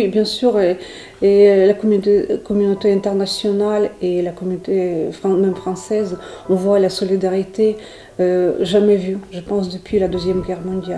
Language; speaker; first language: French; non-native, fluent; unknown